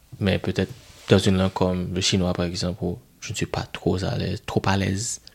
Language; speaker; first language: French; non-native, local second language; Haitian Creole